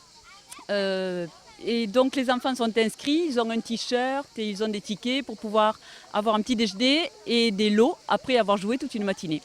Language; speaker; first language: French; native; French